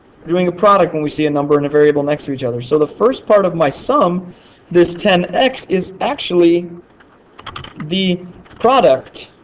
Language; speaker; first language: English; native; English